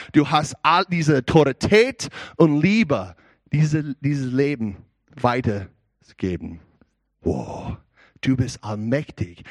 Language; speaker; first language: German; non-native, learner; English